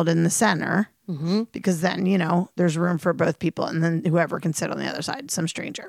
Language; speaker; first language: English; native; English